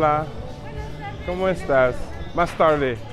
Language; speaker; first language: Spanish; non-native, learner; English